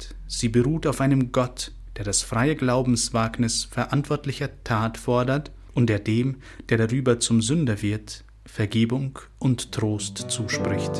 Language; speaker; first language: German; native; German